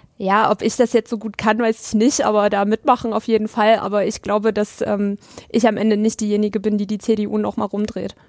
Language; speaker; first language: German; native; German